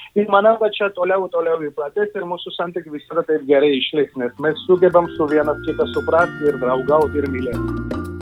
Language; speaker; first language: Lithuanian; non-native, fluent; Georgian